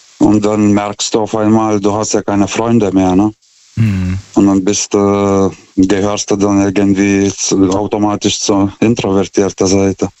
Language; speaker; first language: German; non-native, fluent; Lithuanian